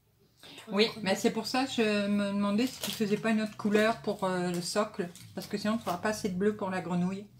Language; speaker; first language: French; native; French